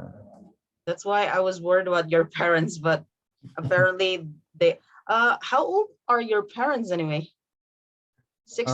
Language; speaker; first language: English; non-native, fluent; Indonesian